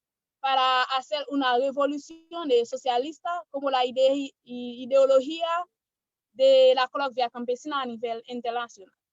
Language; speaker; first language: Spanish; non-native, learner; Haitian Creole